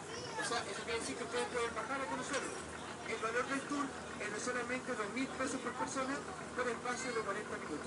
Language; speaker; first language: Spanish; native; Spanish